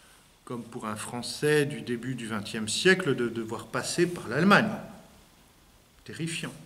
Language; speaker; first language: French; native; French